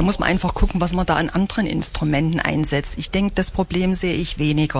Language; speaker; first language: German; native; German